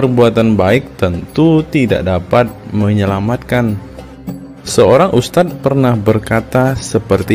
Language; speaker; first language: Indonesian; native; Indonesian